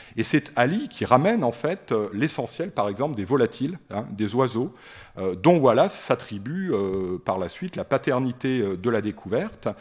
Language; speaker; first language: French; native; French